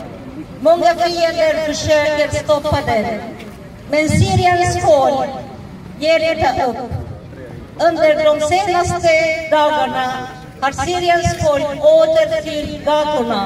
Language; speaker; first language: Swedish; non-native, learner; Arabic